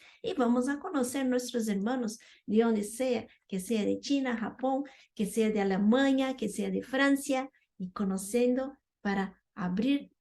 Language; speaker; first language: Spanish; non-native, fluent; Portuguese